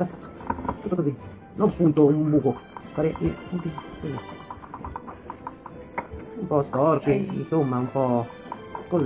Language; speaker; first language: Italian; native; Italian